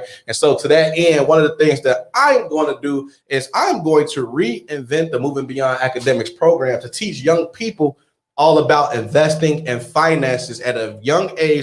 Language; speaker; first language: English; native; English